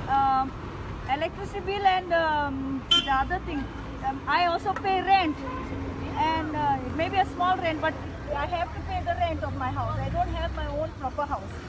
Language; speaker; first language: English; non-native, local second language; Konkani